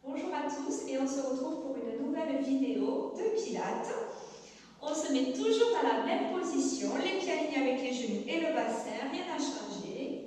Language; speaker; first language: French; native; French